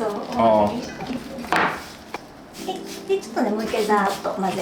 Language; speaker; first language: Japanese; native; Japanese